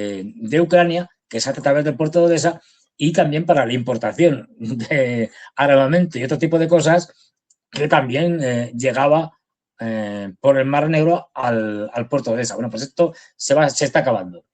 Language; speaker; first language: Spanish; native; Spanish